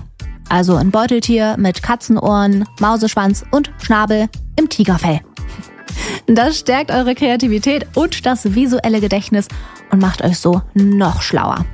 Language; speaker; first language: German; native; German